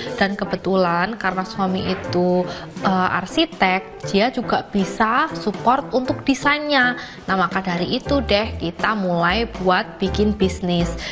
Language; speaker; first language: Indonesian; native; Indonesian